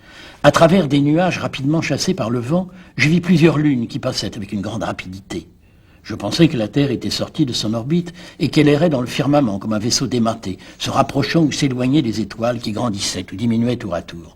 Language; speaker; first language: French; native; French